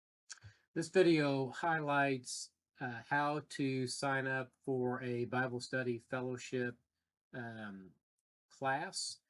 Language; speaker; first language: English; native; English